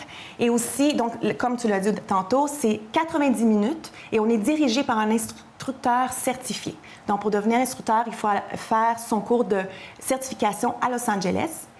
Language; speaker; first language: French; native; French